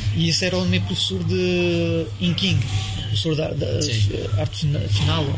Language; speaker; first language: Portuguese; early bilingual, heritage; French